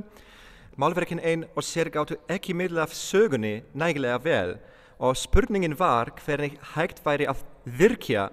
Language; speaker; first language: Icelandic; non-native, fluent; Polish